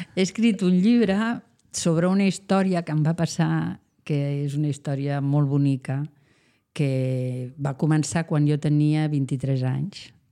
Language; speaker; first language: Catalan; non-native, local second language; Spanish